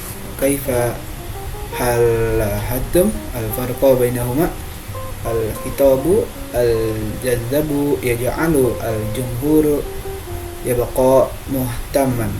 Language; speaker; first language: Arabic; non-native, learner; Indonesian